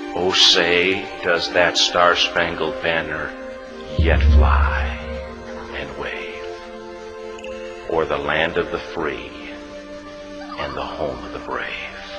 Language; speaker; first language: English; native; English